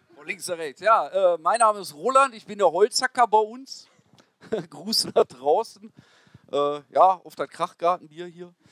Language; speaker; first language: German; native; German